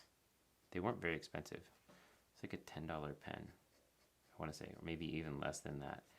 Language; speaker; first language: English; native; English